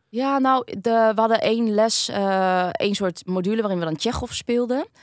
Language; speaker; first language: Dutch; early bilingual, other home language; Vietnamese